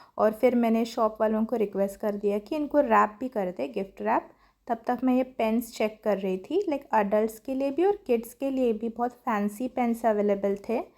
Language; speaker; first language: Hindi; non-native, local second language; Marathi